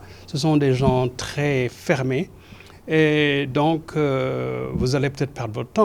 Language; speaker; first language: French; non-native, local second language; Serer